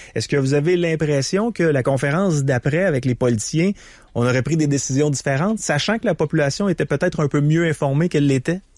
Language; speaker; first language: French; native; French